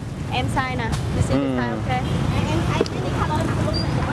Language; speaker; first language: English; non-native, learner; Vietnamese